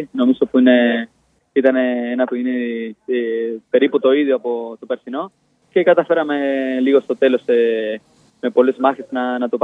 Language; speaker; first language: Greek; non-native, fluent; Spanish